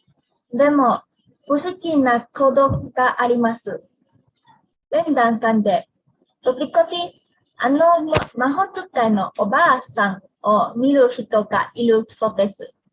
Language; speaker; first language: Japanese; non-native, learner; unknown